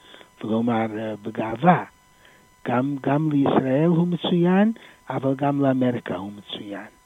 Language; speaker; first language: Hebrew; non-native, fluent; English